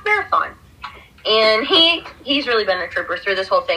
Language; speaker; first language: English; native; English